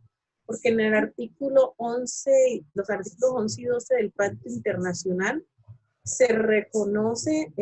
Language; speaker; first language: Spanish; native; Spanish